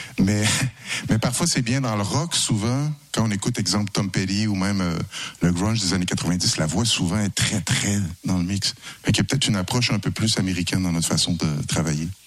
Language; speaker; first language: French; native; French